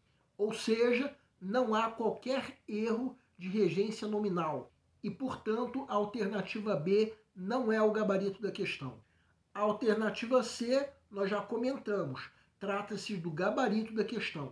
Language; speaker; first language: Portuguese; native; Portuguese